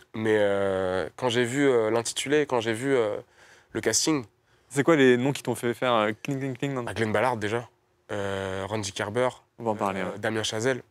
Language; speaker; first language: French; native; French